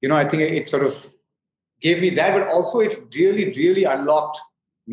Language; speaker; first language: English; non-native, local second language; Hindi